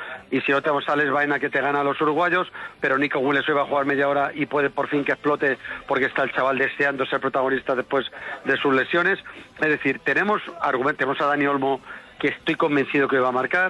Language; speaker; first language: Spanish; native; Spanish